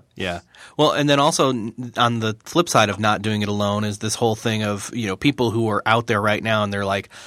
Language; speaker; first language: English; native; English